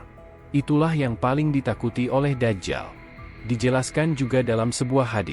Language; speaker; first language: Indonesian; native; Indonesian